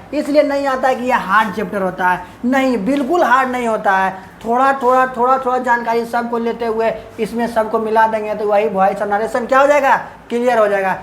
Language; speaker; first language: Hindi; native; Hindi